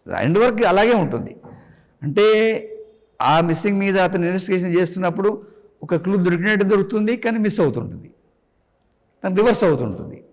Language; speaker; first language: Telugu; native; Telugu